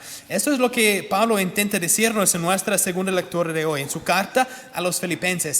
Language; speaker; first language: Spanish; non-native, fluent; English